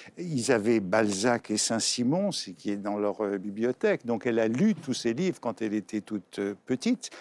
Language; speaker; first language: French; native; French